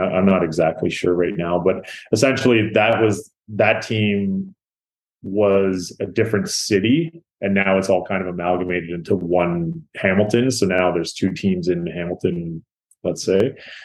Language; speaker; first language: English; native; English